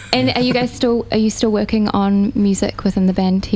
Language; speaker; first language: English; native; English